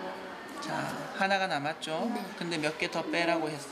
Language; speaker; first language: Korean; native; Korean